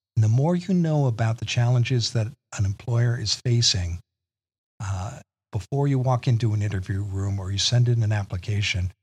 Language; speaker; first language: English; native; English